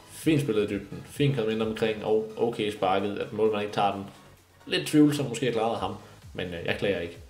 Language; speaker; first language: Danish; native; Danish